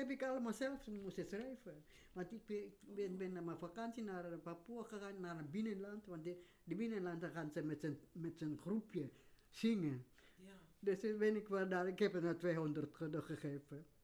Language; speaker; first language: Dutch; non-native, learner; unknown